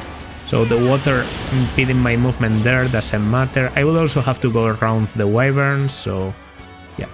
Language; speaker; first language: English; non-native, fluent; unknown